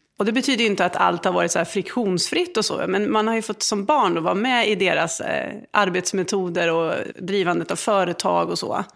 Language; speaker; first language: Swedish; native; Swedish